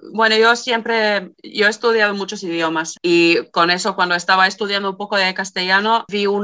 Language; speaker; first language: Spanish; non-native, fluent; Finnish